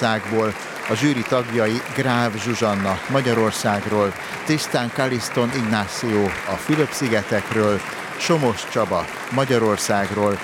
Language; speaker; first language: Hungarian; native; Hungarian